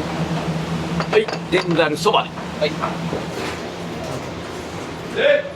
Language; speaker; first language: Japanese; native; Japanese